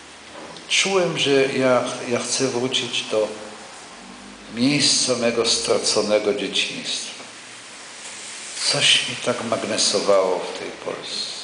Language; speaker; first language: Polish; non-native, local second language; Yiddish